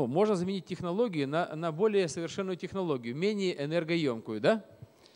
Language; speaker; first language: Russian; native; Russian